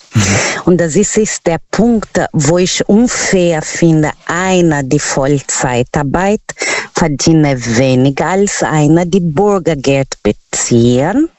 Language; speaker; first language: German; non-native, learner; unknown